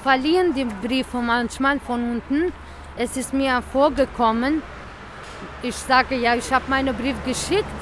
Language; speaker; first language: German; non-native, learner; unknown